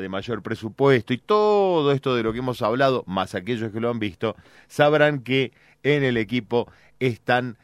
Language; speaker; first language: Spanish; native; Spanish